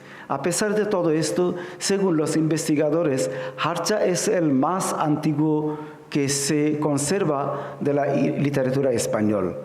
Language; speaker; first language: Spanish; non-native, fluent; Bangla